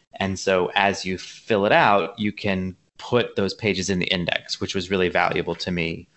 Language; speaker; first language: English; native; English